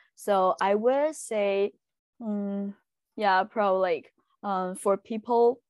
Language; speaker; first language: English; non-native, fluent; Chinese